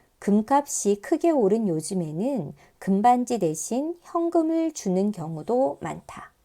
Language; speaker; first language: Korean; native; Korean